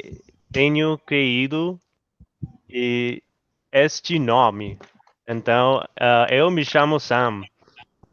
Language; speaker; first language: Portuguese; non-native, learner; English